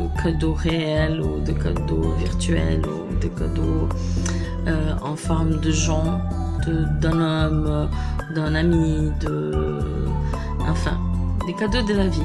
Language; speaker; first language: French; non-native, fluent; Portuguese